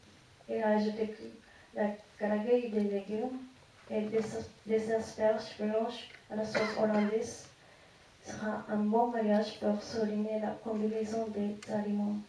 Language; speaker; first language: French; non-native, fluent; Japanese